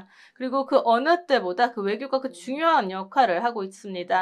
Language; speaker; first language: Korean; native; Korean